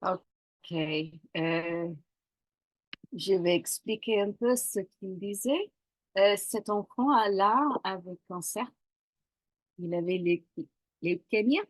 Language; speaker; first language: French; non-native, fluent; English